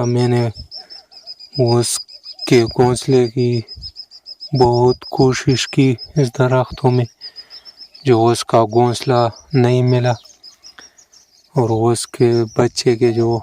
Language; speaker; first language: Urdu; non-native, local second language; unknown